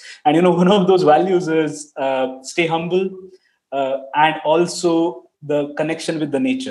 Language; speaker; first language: English; non-native, local second language; Marathi